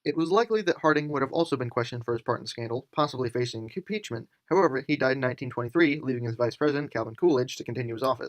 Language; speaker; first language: English; native; English